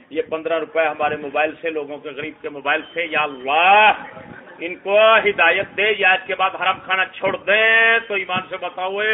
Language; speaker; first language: Urdu; non-native, local second language; Punjabi